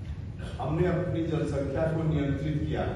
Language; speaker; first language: Hindi; native; Hindi